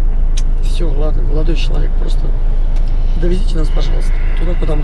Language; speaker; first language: Russian; native; Russian